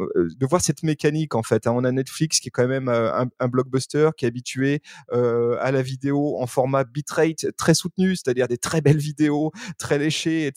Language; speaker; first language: French; native; French